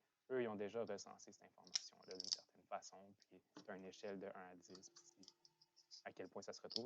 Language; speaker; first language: French; native; French